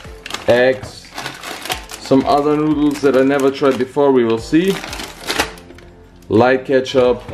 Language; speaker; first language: English; non-native, fluent; German